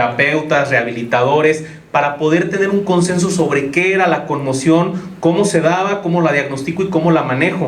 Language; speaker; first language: Spanish; native; Spanish